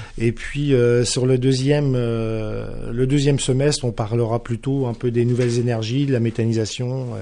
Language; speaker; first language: French; native; French